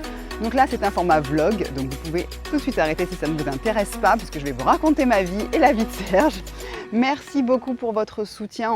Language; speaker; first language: French; native; French